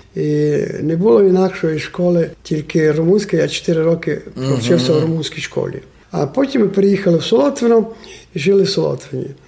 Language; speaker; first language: Ukrainian; non-native, local second language; Romanian